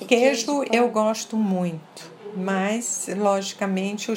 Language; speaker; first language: Portuguese; early bilingual, other home language; French